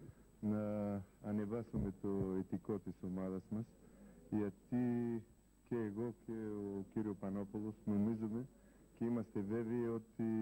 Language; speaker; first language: Greek; non-native, fluent; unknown